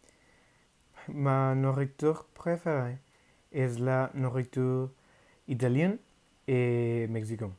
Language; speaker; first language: French; non-native, learner; Spanish